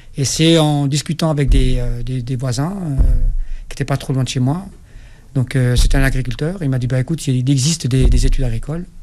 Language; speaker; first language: French; non-native, local second language; Kabyle